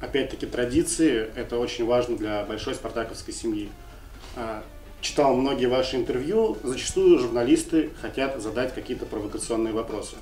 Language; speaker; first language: Russian; native; Russian